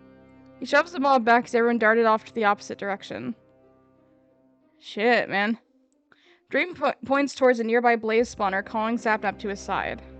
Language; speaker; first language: English; native; English